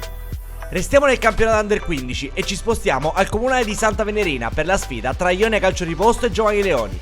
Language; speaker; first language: Italian; native; Italian